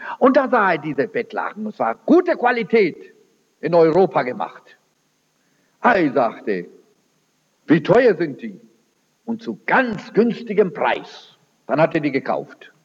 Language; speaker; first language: German; early bilingual, heritage; German